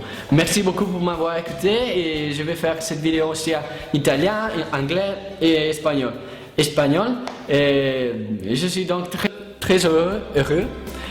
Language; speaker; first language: French; non-native, learner; Italian